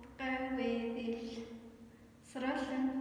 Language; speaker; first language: Mongolian; non-native, local second language; Tuvinian